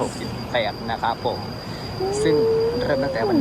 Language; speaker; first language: Thai; native; Thai